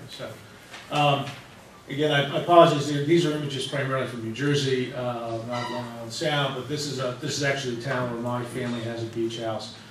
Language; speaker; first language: English; native; English